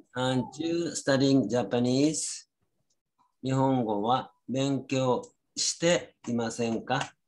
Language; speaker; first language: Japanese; native; Japanese